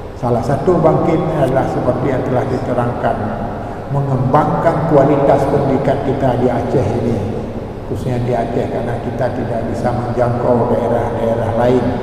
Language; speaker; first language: Malay; non-native, local second language; Achinese